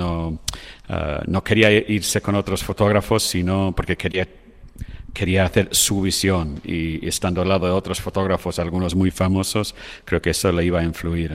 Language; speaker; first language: Spanish; non-native, fluent; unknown